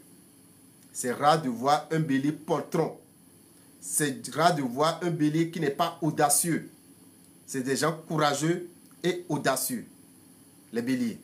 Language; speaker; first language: French; non-native, local second language; Fon